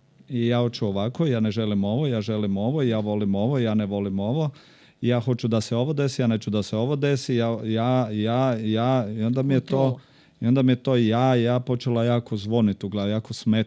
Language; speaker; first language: Croatian; native; Croatian